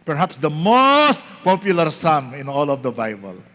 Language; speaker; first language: English; non-native, local second language; Filipino